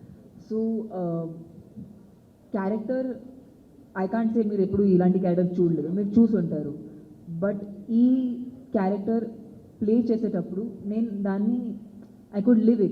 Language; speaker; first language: Telugu; non-native, local second language; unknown